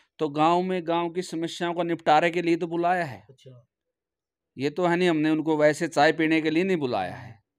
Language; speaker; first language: Hindi; native; Hindi